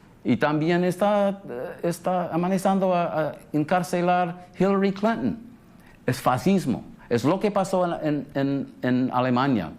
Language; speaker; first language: Spanish; early bilingual, heritage; English